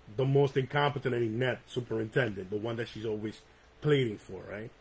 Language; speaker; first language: English; early bilingual, other home language; Spanish